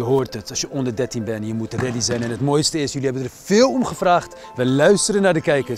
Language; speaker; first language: Dutch; native; Dutch